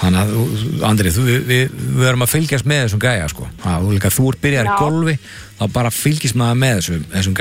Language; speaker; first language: Icelandic; native; Icelandic